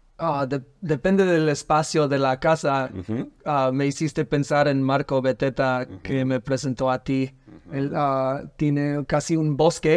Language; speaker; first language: Spanish; non-native, learner; English